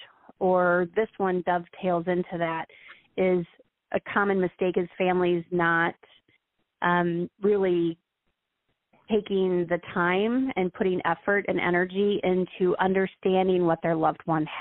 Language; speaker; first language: English; native; English